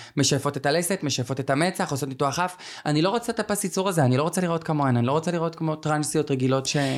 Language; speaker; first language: Hebrew; native; Hebrew